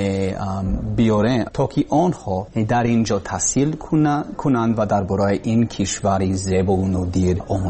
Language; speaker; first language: Persian; non-native, learner; English